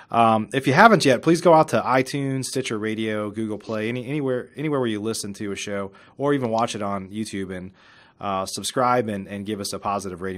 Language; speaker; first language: English; native; English